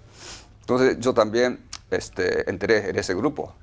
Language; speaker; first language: Spanish; non-native, fluent; Japanese